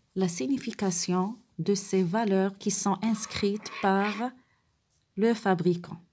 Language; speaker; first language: French; non-native, local second language; Arabic